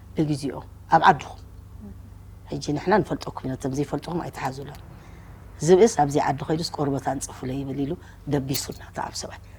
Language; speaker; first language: Tigrinya; native; Tigrinya